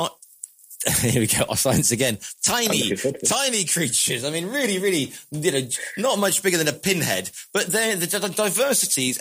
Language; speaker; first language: English; native; English